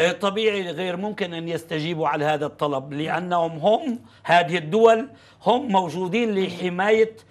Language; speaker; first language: Arabic; non-native, fluent; Turkish